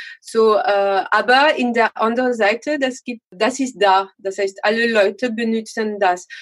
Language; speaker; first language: German; non-native, learner; French